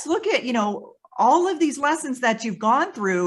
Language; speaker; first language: English; native; English